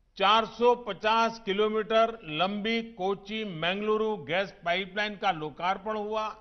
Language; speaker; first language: Hindi; non-native, local second language; Gujarati